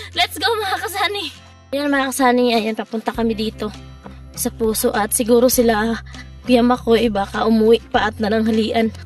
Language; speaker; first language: Filipino; non-native, local second language; Cebuano